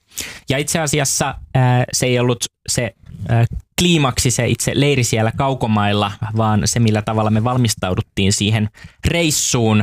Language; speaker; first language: Finnish; native; Finnish